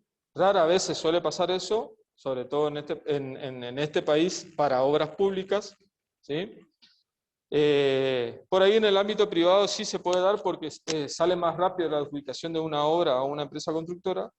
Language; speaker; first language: Spanish; native; Spanish